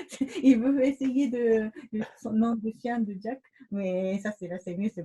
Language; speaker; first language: French; non-native, learner; Japanese